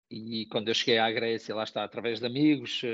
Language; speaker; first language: Portuguese; native; Portuguese